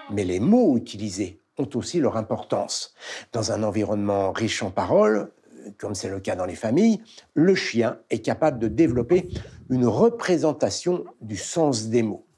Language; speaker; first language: French; native; French